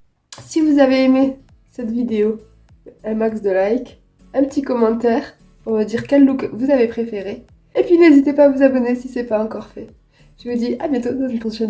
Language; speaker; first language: French; native; French